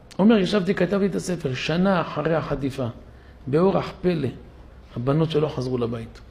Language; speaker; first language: Hebrew; native; Hebrew